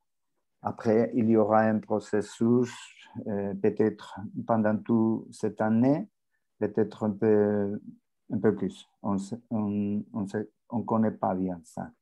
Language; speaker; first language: French; non-native, learner; Spanish